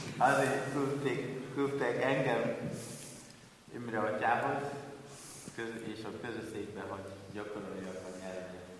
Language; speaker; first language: Hungarian; non-native, learner; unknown